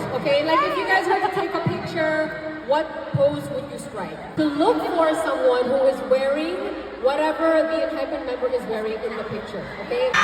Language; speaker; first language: English; non-native, local second language; Filipino